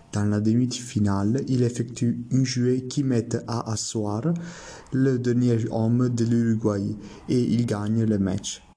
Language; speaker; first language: French; non-native, learner; Italian